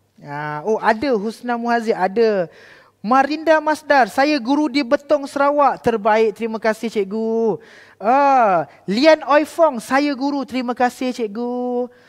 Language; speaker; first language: Malay; native; Malay